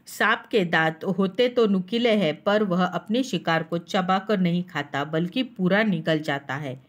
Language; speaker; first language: Hindi; non-native, local second language; Marathi